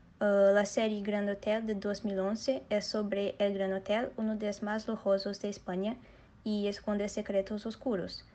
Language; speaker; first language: Spanish; non-native, learner; Portuguese